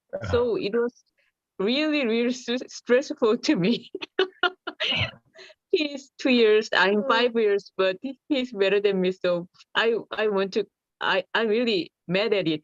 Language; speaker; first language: English; non-native, learner; Korean